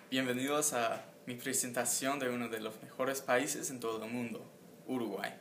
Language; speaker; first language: Spanish; non-native, learner; English